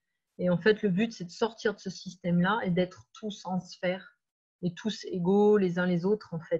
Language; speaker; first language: French; native; French